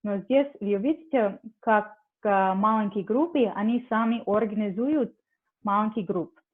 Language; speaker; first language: Russian; non-native, learner; English